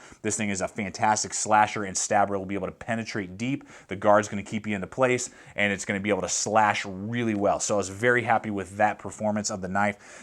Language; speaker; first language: English; native; English